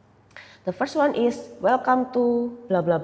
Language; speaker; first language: English; non-native, fluent; Indonesian